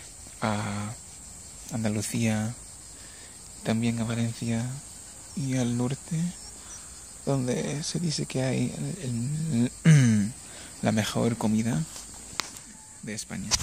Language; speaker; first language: Spanish; non-native, learner; English